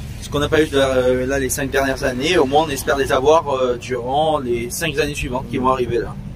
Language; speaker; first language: French; native; French